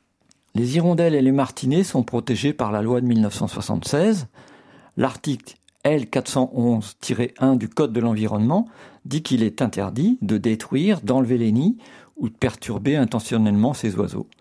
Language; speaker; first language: French; native; French